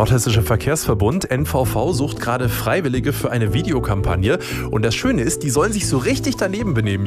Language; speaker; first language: German; native; German